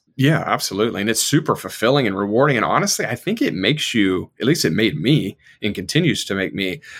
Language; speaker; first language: English; native; English